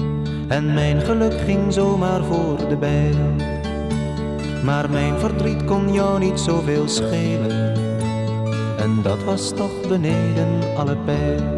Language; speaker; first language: Dutch; native; Dutch